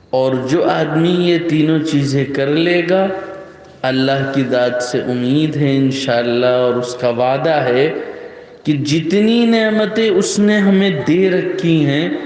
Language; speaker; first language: Urdu; native; Urdu